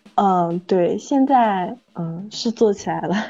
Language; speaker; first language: Chinese; native; Chinese